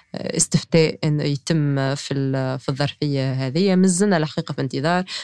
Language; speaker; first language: Arabic; native; Arabic